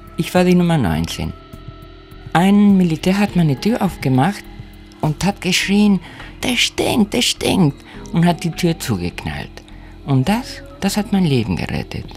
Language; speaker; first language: German; non-native, fluent; Spanish